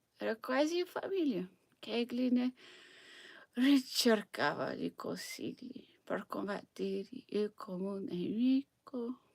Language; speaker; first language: Italian; non-native, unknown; English